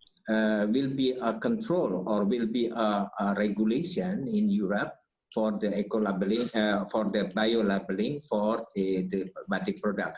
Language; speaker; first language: English; non-native, fluent; Indonesian